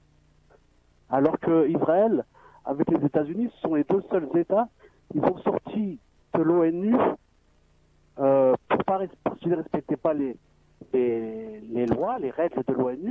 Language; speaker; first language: French; native; French